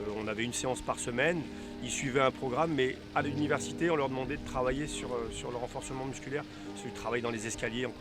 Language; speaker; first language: French; native; French